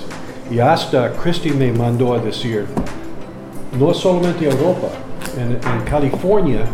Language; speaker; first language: Spanish; non-native, learner; English